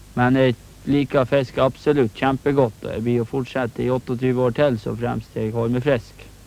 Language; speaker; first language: Norwegian; native; Norwegian